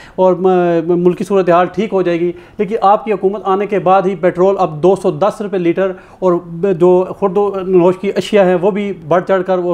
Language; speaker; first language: Urdu; non-native, local second language; Punjabi